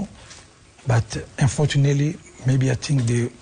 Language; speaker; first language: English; non-native, learner; French